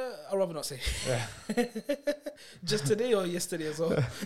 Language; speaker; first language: English; native; English